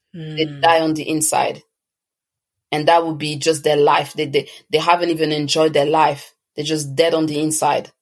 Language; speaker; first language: English; early bilingual, other home language; French